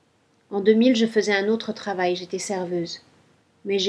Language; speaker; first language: French; non-native, learner; Ukrainian